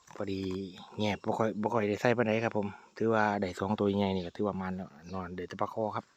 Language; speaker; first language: Thai; native; Thai